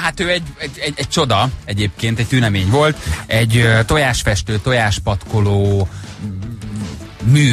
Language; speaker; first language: Hungarian; native; Hungarian